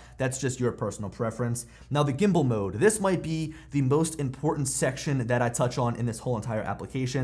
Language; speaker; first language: English; native; English